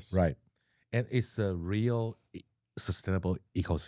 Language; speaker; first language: English; non-native, learner; Chinese